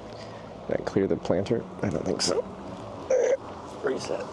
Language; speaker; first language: English; native; English